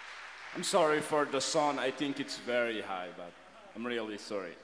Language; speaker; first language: English; non-native, learner; Tamasheq